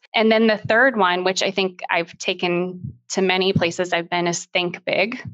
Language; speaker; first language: English; native; English